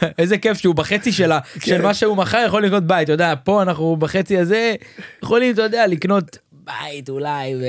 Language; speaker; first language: Hebrew; native; Hebrew